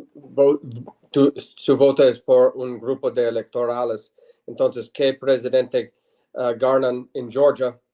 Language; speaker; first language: Spanish; non-native, learner; English